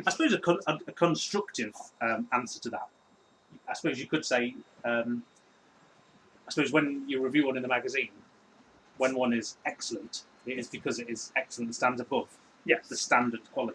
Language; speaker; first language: English; native; English